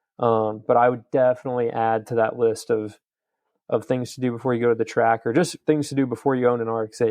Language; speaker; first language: English; native; English